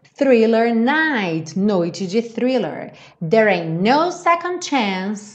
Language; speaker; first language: English; non-native, fluent; Portuguese